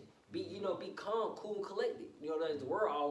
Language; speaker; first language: English; native; English